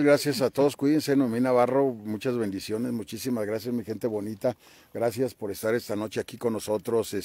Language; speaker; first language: Spanish; native; Spanish